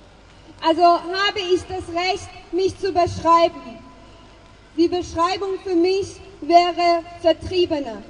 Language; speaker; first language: German; non-native, fluent; Persian